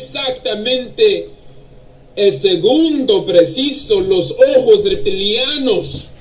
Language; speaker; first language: Spanish; non-native, learner; English